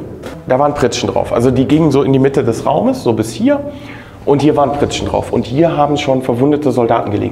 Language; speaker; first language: German; native; German